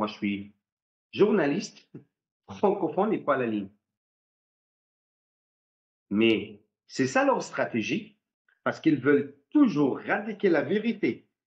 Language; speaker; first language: French; non-native, fluent; Arabic